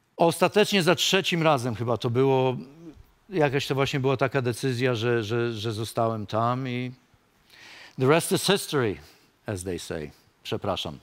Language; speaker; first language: Polish; native; Polish